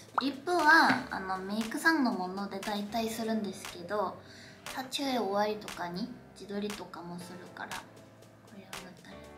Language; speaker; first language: Japanese; non-native, fluent; Korean